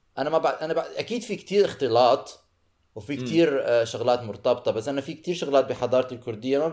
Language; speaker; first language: Arabic; non-native, local second language; Kurdish